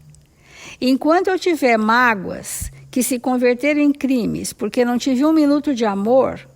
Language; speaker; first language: Portuguese; native; Portuguese